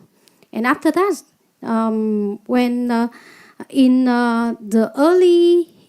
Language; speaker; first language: English; non-native, learner; Vietnamese